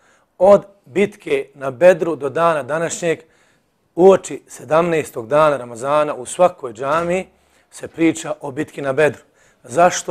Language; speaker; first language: Serbian; native; Serbian